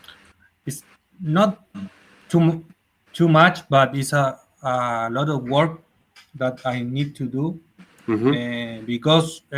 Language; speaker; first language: English; non-native, learner; Spanish